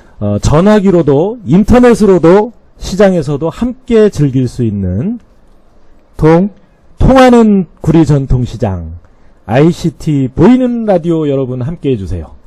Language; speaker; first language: Korean; native; Korean